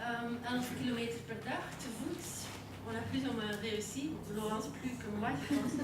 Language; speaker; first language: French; non-native, local second language; Dutch